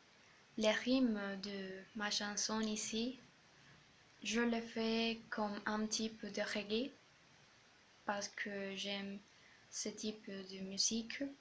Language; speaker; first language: French; non-native, learner; Spanish